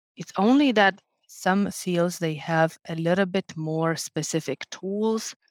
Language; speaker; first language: English; non-native, fluent; Lithuanian